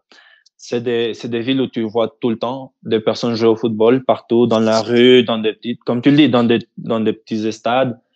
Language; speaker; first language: French; early bilingual, heritage; French